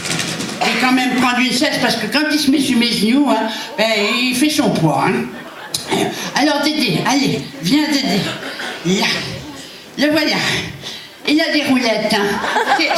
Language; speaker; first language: French; native; French